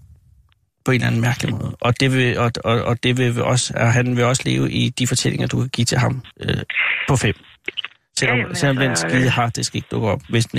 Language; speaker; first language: Danish; native; Danish